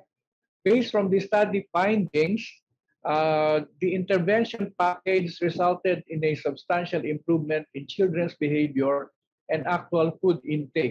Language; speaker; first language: English; non-native, local second language; Filipino